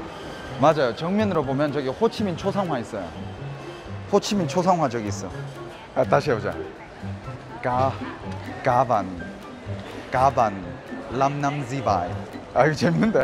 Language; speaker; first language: Korean; native; Korean